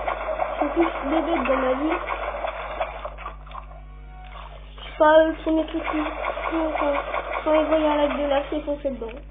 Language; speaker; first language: French; native; French